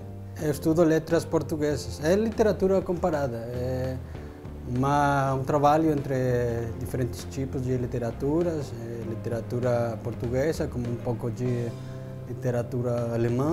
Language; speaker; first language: Portuguese; non-native, fluent; Spanish